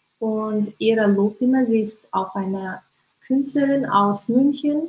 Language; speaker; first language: German; non-native, learner; Russian